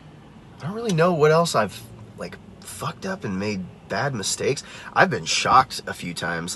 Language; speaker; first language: English; native; English